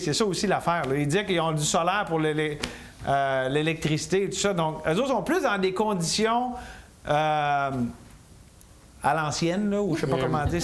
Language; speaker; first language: French; native; French